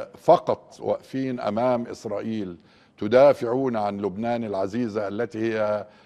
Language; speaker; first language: Arabic; native; Arabic